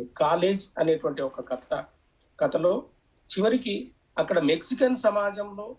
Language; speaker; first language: Telugu; native; Telugu